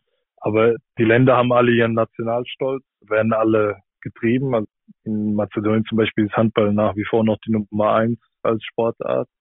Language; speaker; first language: German; native; German